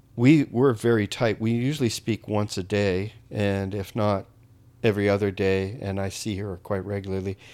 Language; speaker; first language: English; native; English